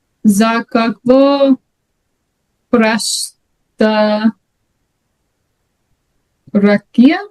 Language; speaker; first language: Bulgarian; non-native, learner; English